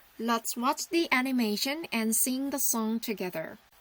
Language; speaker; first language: English; non-native, fluent; Korean